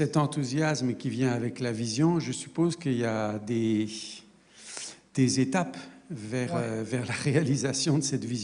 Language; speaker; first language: French; native; French